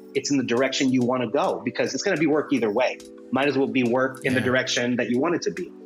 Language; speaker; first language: English; early bilingual, other home language; Spanish